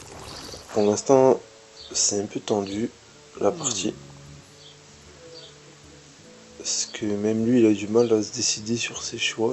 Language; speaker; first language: French; native; French